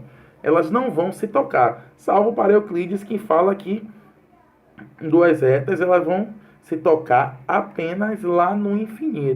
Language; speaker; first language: Portuguese; native; Portuguese